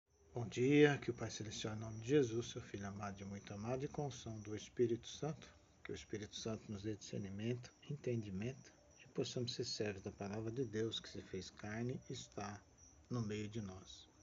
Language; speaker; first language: Portuguese; native; Portuguese